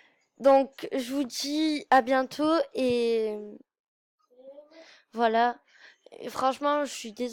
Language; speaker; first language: French; native; French